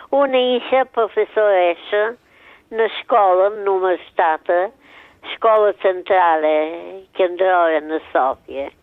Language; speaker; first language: Albanian; early bilingual, heritage; Albanian